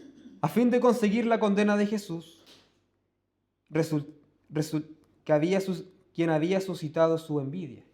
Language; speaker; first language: Spanish; native; Spanish